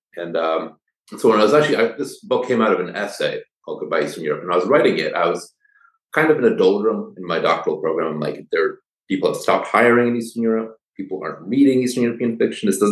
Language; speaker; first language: English; early bilingual, other home language; Polish